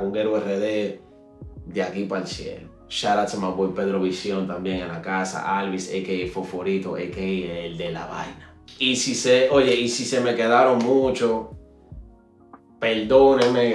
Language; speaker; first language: Spanish; early bilingual, heritage; Spanish